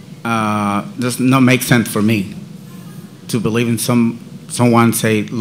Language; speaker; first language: English; non-native, learner; Spanish